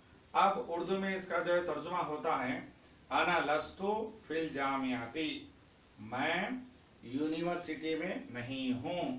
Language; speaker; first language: Hindi; non-native, fluent; Urdu